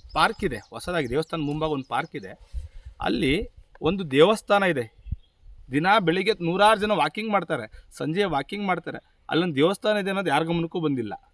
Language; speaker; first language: Kannada; native; Kannada